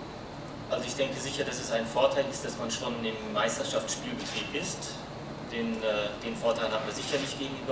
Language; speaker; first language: German; native; German